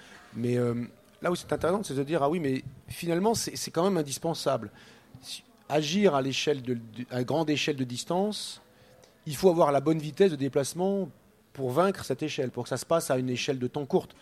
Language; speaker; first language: French; native; French